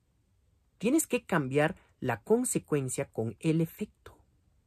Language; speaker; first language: Spanish; native; Spanish